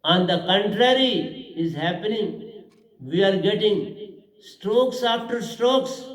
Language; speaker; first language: English; non-native, local second language; Hindi